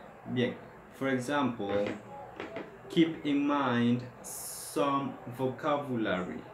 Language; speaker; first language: English; non-native, fluent; Spanish